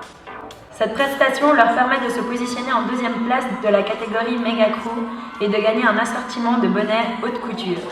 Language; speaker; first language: French; native; French